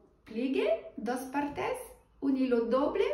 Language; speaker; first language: Spanish; non-native, learner; French